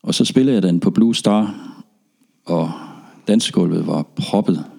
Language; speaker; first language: Danish; native; Danish